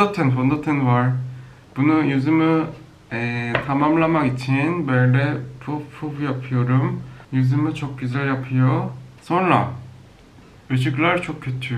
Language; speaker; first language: Turkish; non-native, learner; Korean